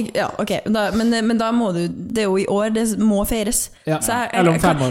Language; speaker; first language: Norwegian; native; Norwegian